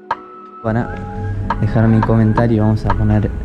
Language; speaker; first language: Spanish; native; Spanish